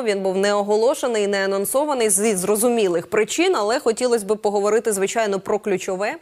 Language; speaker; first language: Ukrainian; native; Ukrainian